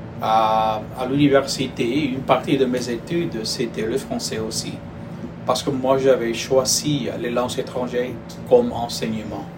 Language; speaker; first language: French; non-native, fluent; Spanish